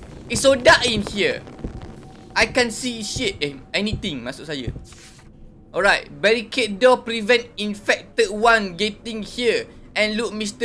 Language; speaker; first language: English; non-native, local second language; Malay